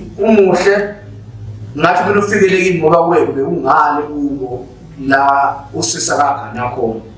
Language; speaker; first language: Zulu; native; Zulu